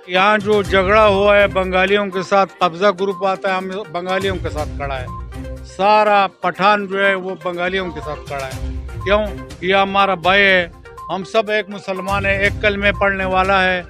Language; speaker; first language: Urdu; non-native, local second language; Pashto